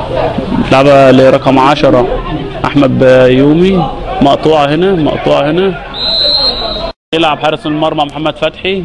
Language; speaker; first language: Arabic; native; Arabic